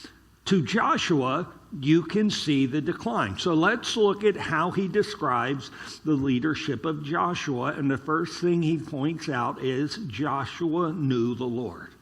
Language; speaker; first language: English; native; English